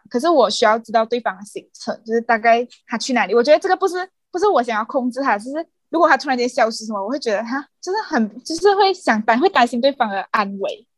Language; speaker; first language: Chinese; native; Chinese